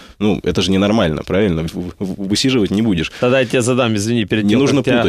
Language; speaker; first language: Russian; native; Russian